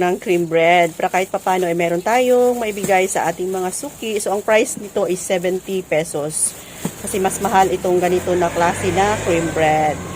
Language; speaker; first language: Filipino; native; Filipino